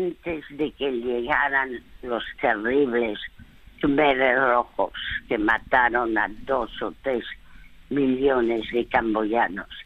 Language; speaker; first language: Spanish; early bilingual, other home language; French